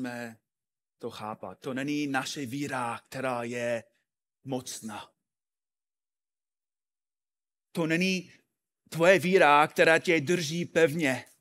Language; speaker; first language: Czech; non-native, fluent; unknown